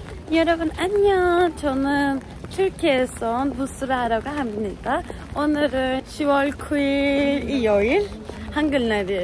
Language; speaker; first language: Korean; non-native, fluent; Turkish